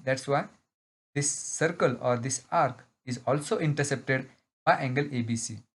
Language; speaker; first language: English; non-native, local second language; Marathi